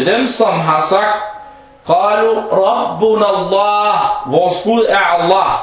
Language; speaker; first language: Danish; non-native, fluent; Arabic